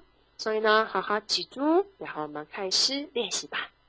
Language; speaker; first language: Chinese; non-native, fluent; Korean